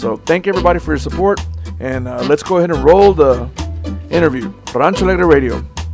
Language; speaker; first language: English; early bilingual, other home language; Spanish